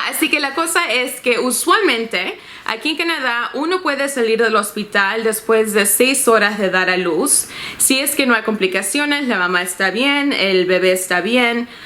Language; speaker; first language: Spanish; early bilingual, heritage; Spanish